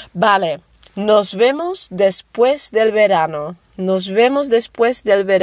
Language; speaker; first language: Spanish; non-native, fluent; Dutch